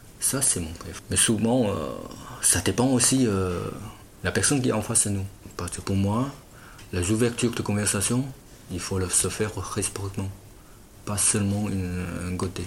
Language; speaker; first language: French; non-native, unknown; Chinese